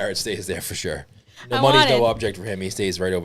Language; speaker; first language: English; native; English